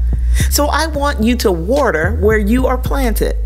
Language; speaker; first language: English; native; English